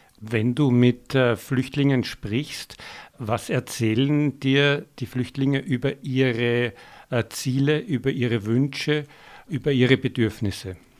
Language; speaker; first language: German; native; German